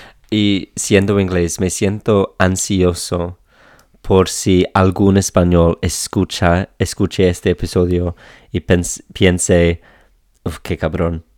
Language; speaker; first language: Spanish; non-native, fluent; English